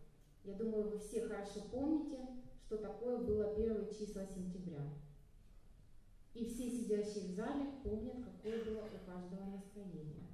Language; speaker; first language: Russian; native; Russian